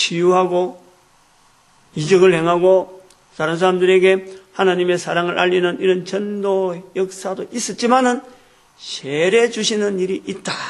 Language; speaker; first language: Korean; native; Korean